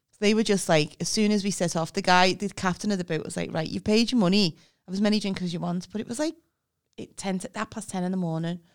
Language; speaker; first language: English; native; English